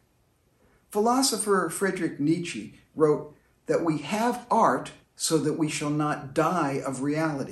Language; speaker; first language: English; native; English